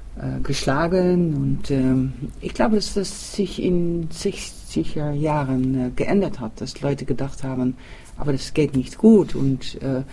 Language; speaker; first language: German; non-native, learner; Dutch